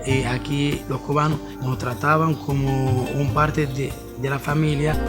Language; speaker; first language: Spanish; non-native, fluent; Arabic